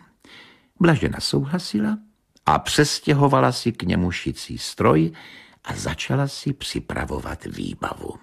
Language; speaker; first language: Czech; native; Czech